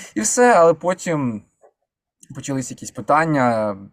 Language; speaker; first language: Ukrainian; native; Ukrainian